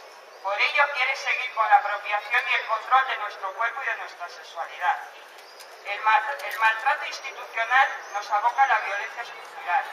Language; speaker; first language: Spanish; native; Spanish